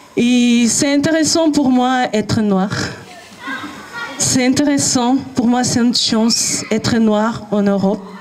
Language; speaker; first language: French; non-native, learner; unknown